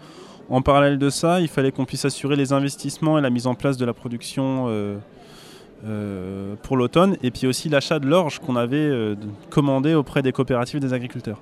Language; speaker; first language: French; native; French